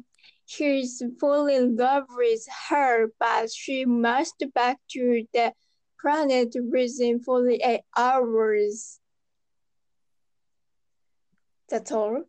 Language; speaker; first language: English; non-native, learner; Japanese